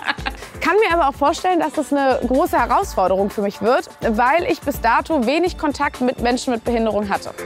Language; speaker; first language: German; native; German